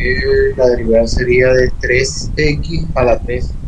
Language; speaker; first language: Spanish; native; Spanish